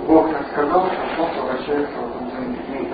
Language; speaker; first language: Russian; non-native, learner; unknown